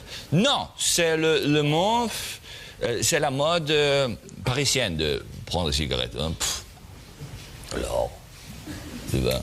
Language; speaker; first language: French; non-native, learner; German